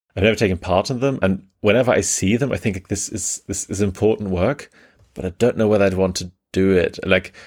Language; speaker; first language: English; early bilingual, other home language; German